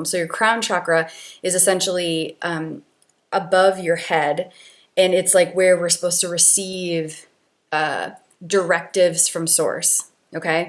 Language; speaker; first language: English; native; English